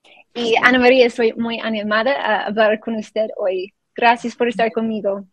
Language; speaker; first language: Spanish; non-native, fluent; English